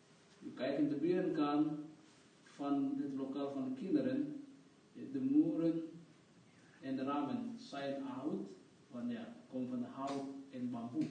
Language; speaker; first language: Dutch; non-native, fluent; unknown